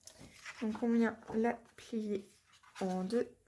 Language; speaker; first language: French; native; French